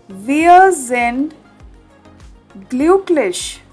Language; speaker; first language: German; non-native, fluent; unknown